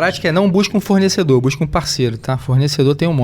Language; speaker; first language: Portuguese; native; Portuguese